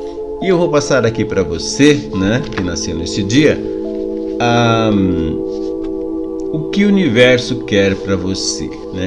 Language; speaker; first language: Portuguese; native; Portuguese